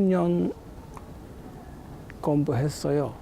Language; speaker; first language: Korean; non-native, learner; Japanese